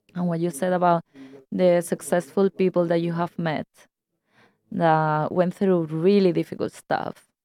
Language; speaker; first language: English; non-native, fluent; Spanish